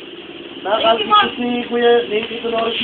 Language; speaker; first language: Filipino; native; Filipino